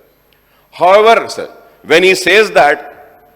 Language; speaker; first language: English; non-native, local second language; Urdu